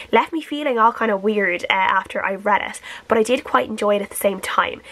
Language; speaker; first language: English; native; English